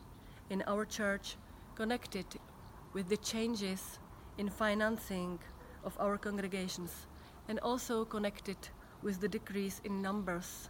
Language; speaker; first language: English; non-native, fluent; Czech